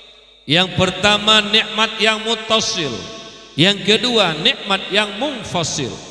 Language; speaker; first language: Indonesian; non-native, local second language; Achinese